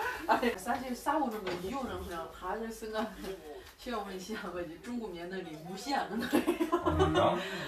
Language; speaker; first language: Korean; non-native, learner; Chinese